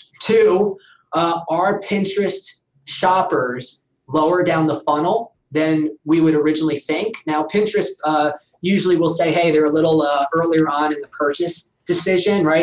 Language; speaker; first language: English; native; English